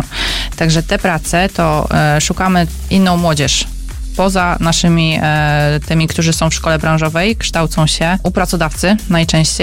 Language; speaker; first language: Polish; native; Polish